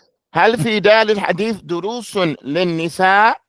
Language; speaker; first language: Arabic; non-native, fluent; English